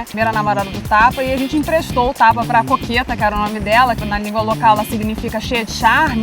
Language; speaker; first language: Portuguese; native; Portuguese